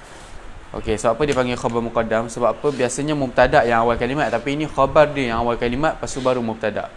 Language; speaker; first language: Malay; native; Malay